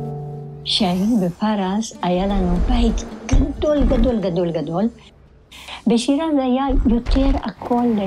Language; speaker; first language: Hebrew; non-native, fluent; Persian